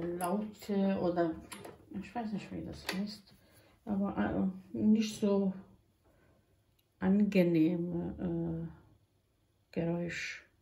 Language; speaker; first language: German; non-native, fluent; Croatian